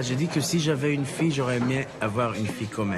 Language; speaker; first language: French; non-native, fluent; Hebrew